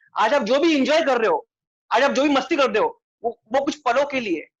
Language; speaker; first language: Hindi; non-native, local second language; Marathi